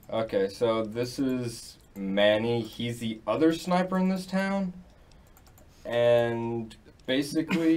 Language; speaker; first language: English; native; English